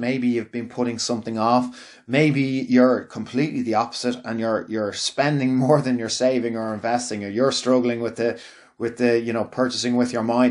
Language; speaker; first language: English; native; English